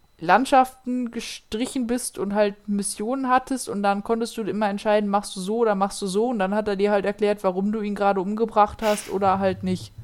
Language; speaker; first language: German; native; German